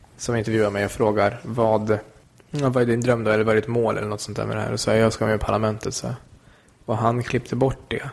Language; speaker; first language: Swedish; early bilingual, other home language; Kurdish